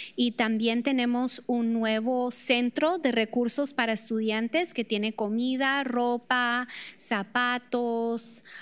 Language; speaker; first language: Spanish; non-native, fluent; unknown